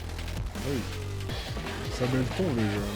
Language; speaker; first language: French; native; French